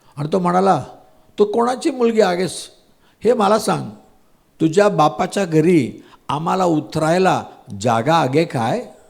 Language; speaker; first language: Marathi; non-native, local second language; Tamil